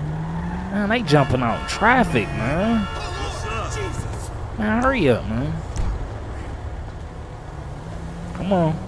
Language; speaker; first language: English; native; English